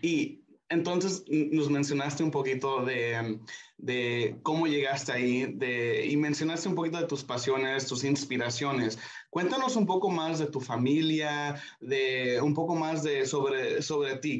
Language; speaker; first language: Spanish; early bilingual, heritage; Spanish